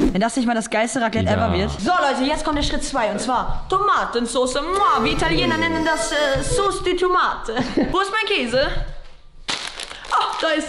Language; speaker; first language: German; native; German